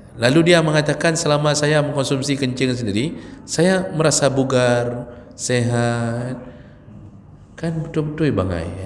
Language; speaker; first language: Malay; native; Malay